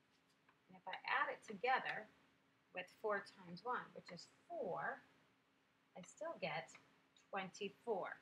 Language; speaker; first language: English; native; English